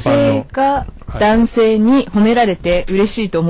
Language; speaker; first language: Japanese; native; Japanese